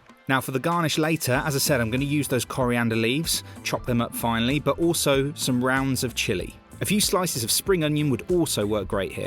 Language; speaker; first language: English; native; English